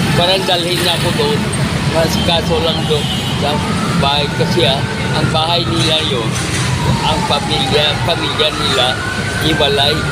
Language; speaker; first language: Filipino; non-native, local second language; Hiligaynon